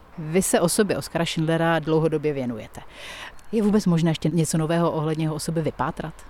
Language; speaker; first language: Czech; native; Czech